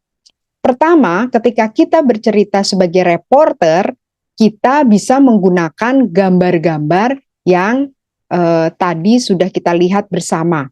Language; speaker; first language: Indonesian; native; Indonesian